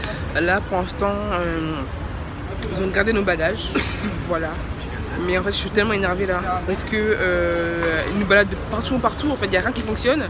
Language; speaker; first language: French; native; French